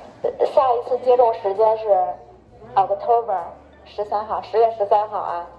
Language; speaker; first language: Chinese; native; Chinese